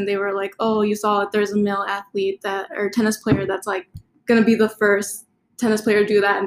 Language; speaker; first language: English; native; English